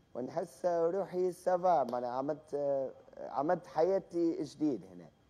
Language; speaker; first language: Arabic; non-native, fluent; English